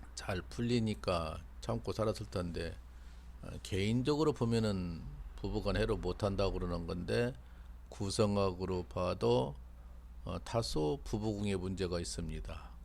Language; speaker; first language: Korean; native; Korean